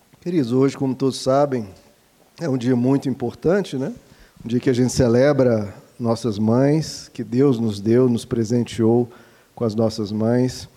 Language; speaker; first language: Portuguese; native; Portuguese